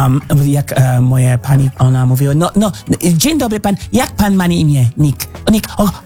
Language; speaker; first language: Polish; non-native, learner; English